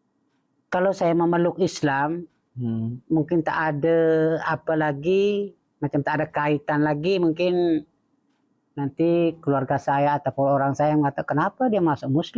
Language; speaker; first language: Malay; non-native, fluent; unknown